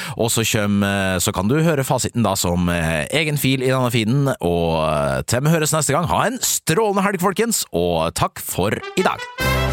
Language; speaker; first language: Norwegian; native; Norwegian